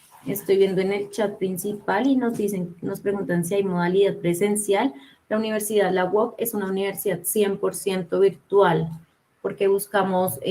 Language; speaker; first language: Spanish; native; Spanish